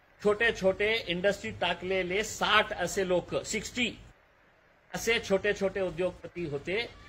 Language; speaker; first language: Marathi; non-native, local second language; Urdu